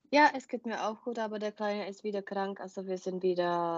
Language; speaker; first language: German; non-native, fluent; Czech